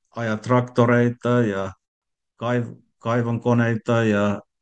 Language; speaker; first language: Finnish; non-native, learner; English